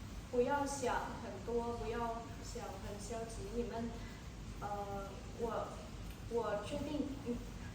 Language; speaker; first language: Chinese; non-native, learner; Vietnamese